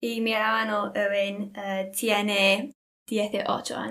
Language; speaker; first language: Spanish; non-native, learner; English